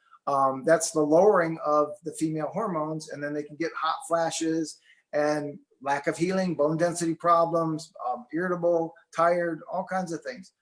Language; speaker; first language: English; native; English